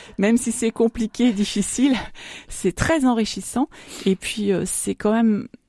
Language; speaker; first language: French; native; French